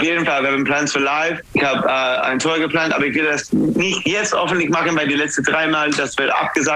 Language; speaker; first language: German; non-native, learner; English